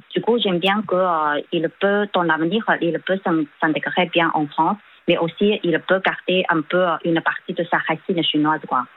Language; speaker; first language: French; non-native, fluent; Chinese